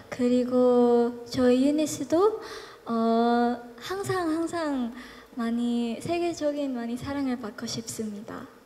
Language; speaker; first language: Korean; non-native, learner; Filipino